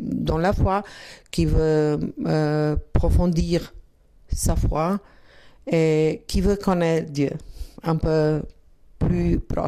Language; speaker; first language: French; non-native, learner; Croatian